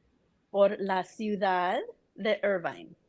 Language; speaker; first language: Spanish; non-native, learner; English